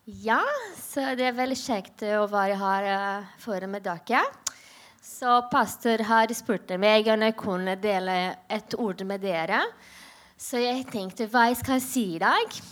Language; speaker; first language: Norwegian; non-native, learner; Portuguese